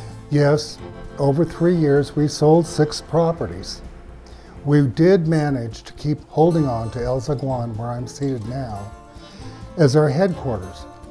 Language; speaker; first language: English; native; English